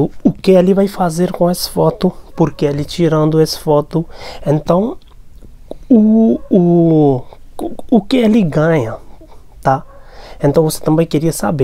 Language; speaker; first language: Portuguese; non-native, learner; Hindi